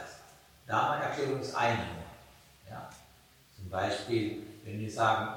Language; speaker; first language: German; non-native, fluent; Sinhala